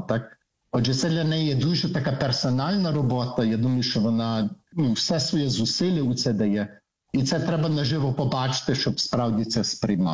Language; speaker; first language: Ukrainian; early bilingual, heritage; Ukrainian